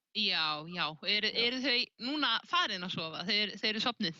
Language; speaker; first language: Icelandic; native; Icelandic